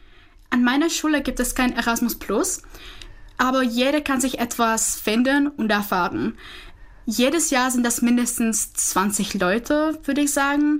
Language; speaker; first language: German; non-native, fluent; Czech